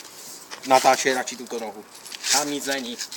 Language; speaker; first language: Czech; native; Czech